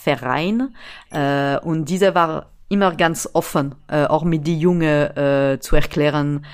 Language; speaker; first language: German; non-native, fluent; French